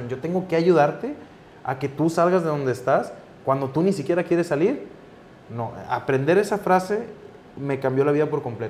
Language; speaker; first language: Spanish; native; Spanish